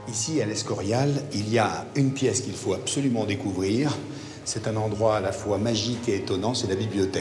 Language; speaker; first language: French; native; French